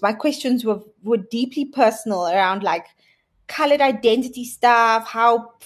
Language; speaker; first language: English; native; English